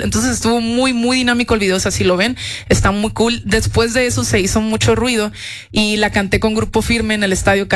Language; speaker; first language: Spanish; native; Spanish